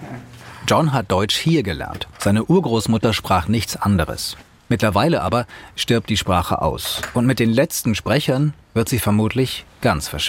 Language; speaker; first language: German; native; German